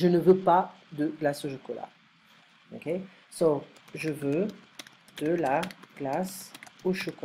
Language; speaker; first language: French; non-native, fluent; English